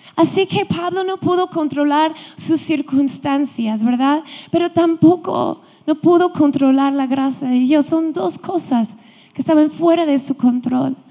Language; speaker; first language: Spanish; non-native, fluent; English